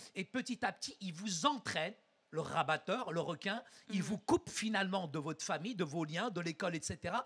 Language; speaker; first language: French; early bilingual, other home language; Arabic